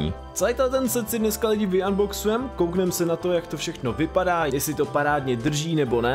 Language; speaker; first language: Czech; native; Czech